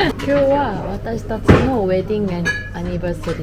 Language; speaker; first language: Japanese; non-native, learner; Korean